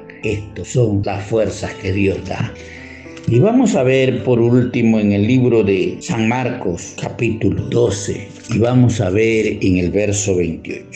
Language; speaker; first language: Spanish; native; Spanish